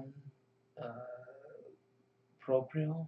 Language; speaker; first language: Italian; non-native, learner; English